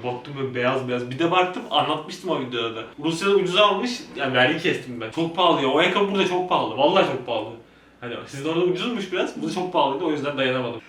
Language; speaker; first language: Turkish; native; Turkish